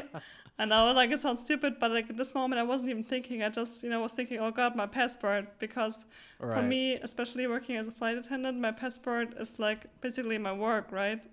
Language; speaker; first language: English; non-native, fluent; German